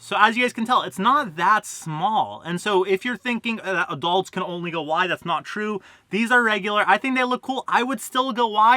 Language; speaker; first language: English; native; English